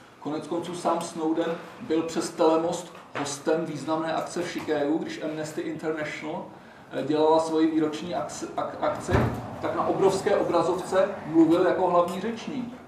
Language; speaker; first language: Czech; native; Czech